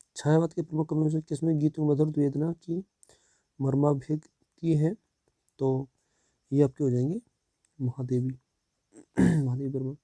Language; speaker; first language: Hindi; native; Hindi